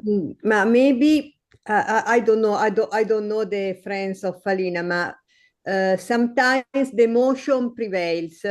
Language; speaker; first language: English; non-native, learner; Italian